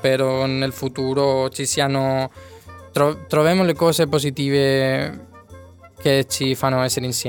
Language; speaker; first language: Italian; non-native, fluent; Spanish